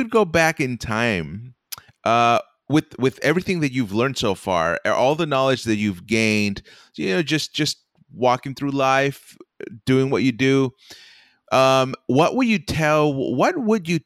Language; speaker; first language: English; early bilingual, other home language; Spanish